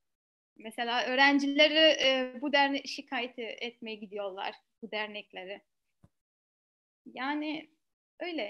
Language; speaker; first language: Turkish; non-native, fluent; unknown